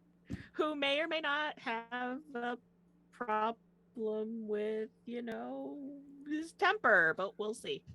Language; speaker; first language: English; native; English